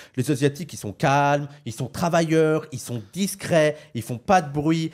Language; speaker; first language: French; native; French